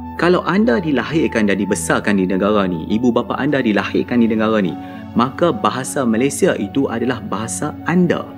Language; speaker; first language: Malay; native; Malay